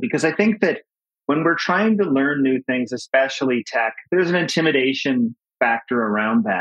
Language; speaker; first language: English; native; English